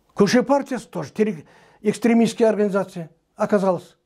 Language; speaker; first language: Russian; non-native, local second language; Kazakh